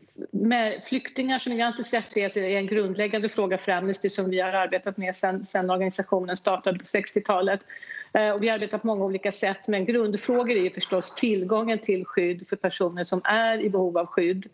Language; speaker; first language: Swedish; native; Swedish